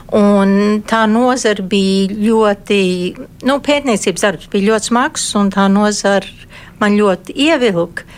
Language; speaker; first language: Latvian; early bilingual, heritage; Latvian